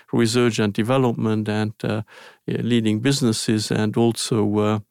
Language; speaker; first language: English; non-native, fluent; Luxembourgish